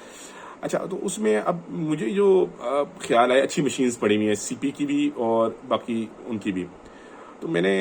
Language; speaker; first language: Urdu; non-native, local second language; Punjabi